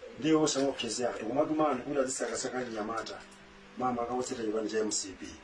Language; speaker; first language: Nyanja; native; Nyanja